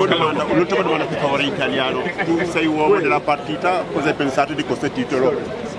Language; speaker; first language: Italian; non-native, learner; French